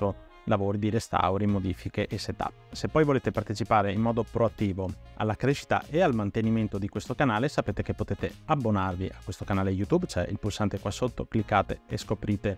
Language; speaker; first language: Italian; native; Italian